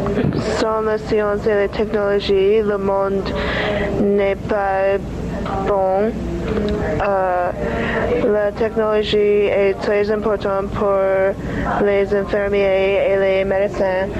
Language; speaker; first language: French; non-native, learner; English